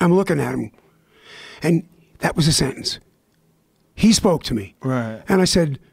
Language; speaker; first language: English; native; English